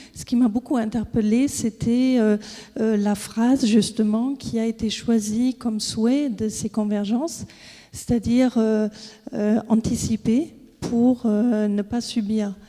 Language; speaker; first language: French; non-native, fluent; German